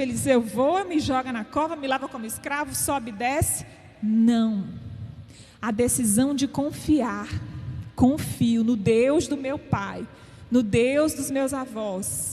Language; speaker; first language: Portuguese; native; Portuguese